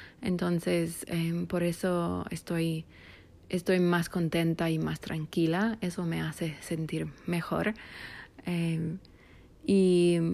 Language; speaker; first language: Spanish; non-native, fluent; English